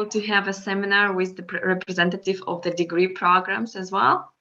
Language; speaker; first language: English; non-native, fluent; Turkish